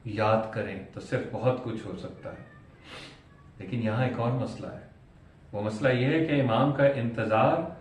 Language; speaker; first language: Urdu; native; Urdu